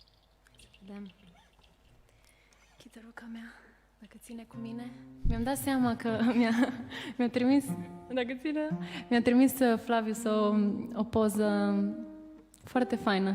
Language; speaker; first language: Romanian; native; Romanian